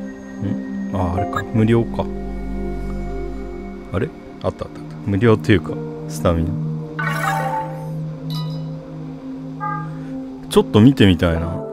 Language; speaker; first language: Japanese; native; Japanese